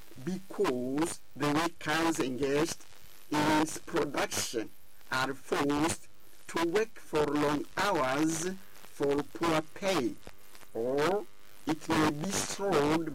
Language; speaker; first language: English; non-native, fluent; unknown